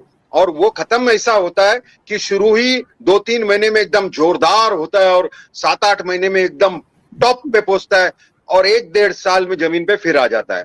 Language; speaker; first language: Hindi; native; Hindi